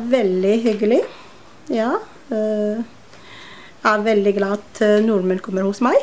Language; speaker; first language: Norwegian; non-native, learner; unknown